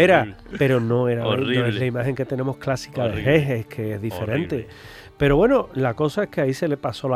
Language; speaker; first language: Spanish; native; Spanish